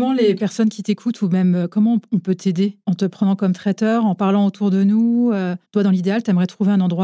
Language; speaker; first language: French; native; French